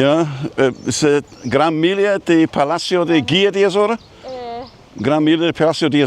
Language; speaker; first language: Spanish; non-native, learner; English